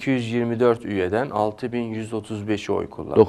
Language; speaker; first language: Turkish; native; Turkish